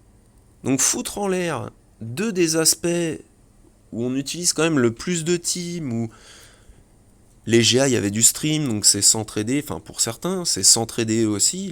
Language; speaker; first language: French; native; French